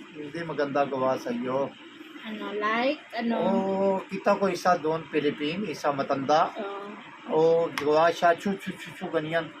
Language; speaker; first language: Filipino; non-native, learner; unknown